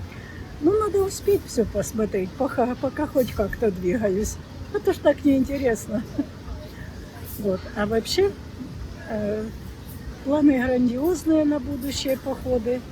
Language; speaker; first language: Russian; native; Russian